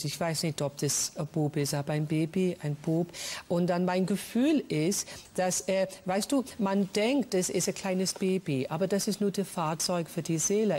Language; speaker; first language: German; non-native, fluent; English